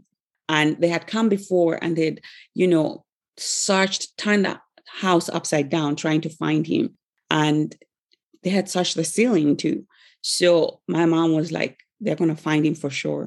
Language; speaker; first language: English; non-native, local second language; Ganda